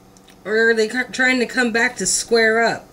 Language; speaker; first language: English; native; English